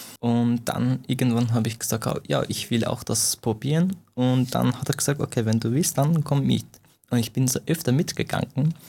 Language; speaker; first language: German; non-native, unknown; Persian